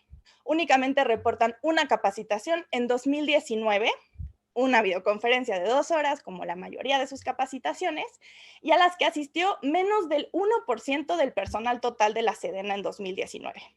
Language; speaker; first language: Spanish; native; Spanish